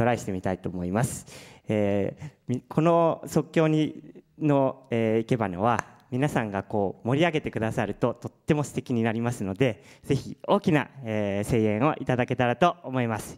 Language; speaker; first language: Japanese; native; Japanese